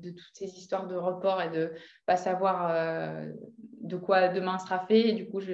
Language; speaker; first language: French; native; French